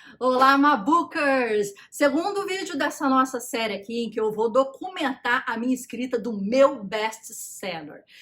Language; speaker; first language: Portuguese; native; Portuguese